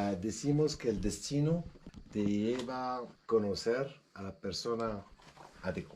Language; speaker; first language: Spanish; non-native, fluent; Arabic